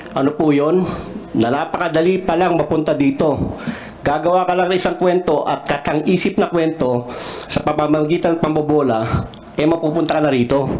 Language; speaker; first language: Filipino; non-native, local second language; Cebuano